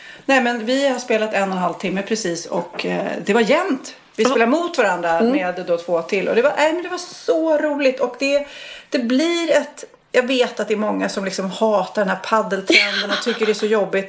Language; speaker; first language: Swedish; native; Swedish